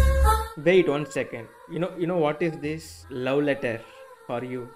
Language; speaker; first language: English; non-native, learner; Tamil